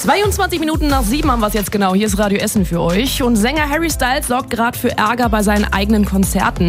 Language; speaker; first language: German; native; German